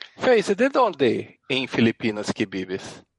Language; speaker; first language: Spanish; non-native, learner; Portuguese